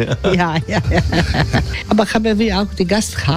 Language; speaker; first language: German; non-native, learner; Croatian